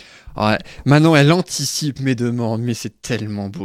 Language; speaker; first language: French; native; French